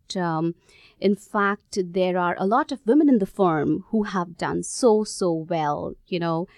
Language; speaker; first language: English; non-native, local second language; Hindi